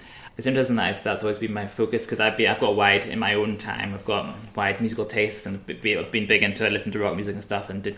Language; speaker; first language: English; native; English